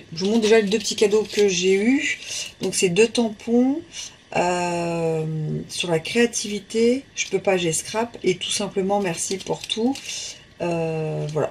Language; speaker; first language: French; native; French